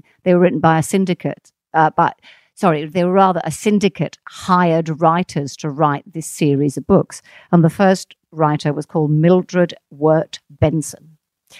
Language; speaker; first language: English; non-native, fluent; French